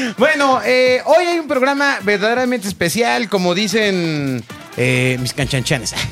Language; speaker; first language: Spanish; native; Spanish